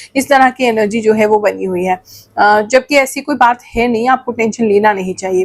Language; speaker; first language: Hindi; native; Hindi